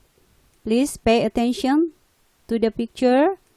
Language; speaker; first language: English; non-native, learner; Indonesian